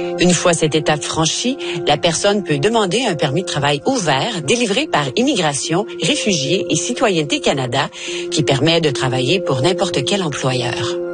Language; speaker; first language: French; native; French